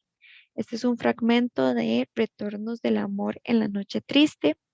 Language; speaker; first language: Spanish; native; Spanish